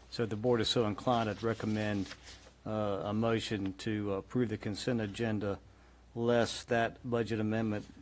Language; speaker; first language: English; native; English